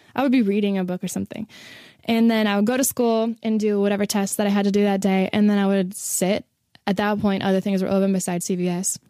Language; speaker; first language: English; native; English